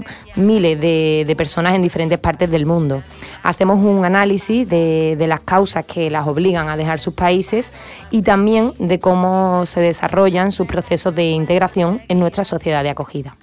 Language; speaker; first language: Spanish; native; Spanish